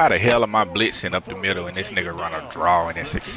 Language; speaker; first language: English; native; English